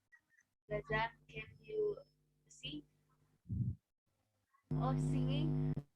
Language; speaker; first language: English; non-native, learner; Indonesian